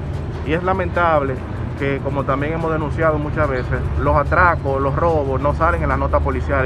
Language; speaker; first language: Spanish; native; Spanish